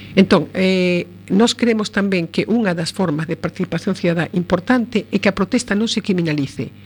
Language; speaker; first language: Galician; native; Galician